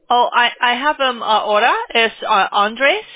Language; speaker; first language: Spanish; non-native, learner; English